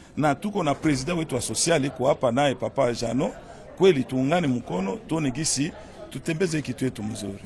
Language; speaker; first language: Swahili; native; Swahili